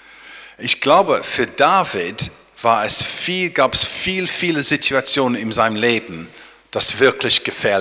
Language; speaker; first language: German; non-native, fluent; English